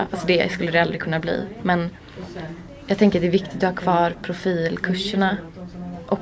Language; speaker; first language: Swedish; native; Swedish